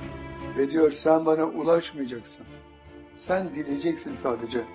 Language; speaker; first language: Turkish; native; Turkish